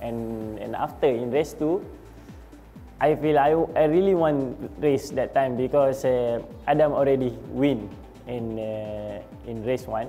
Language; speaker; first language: English; non-native, learner; Malay